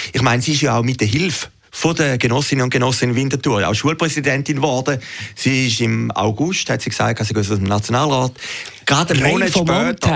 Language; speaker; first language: German; native; German